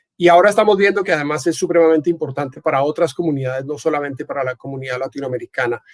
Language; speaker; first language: Spanish; native; Spanish